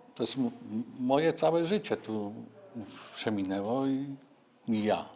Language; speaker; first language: Polish; native; Polish